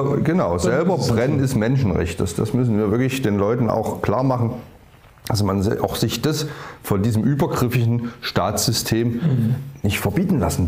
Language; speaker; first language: German; native; German